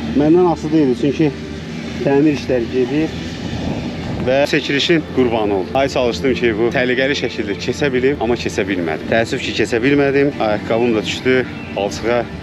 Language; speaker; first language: Azerbaijani; native; Azerbaijani